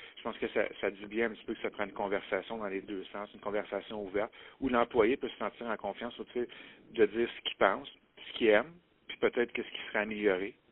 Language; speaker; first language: French; native; French